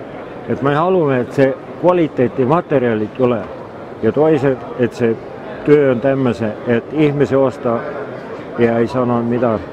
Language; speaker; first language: Finnish; non-native, learner; Estonian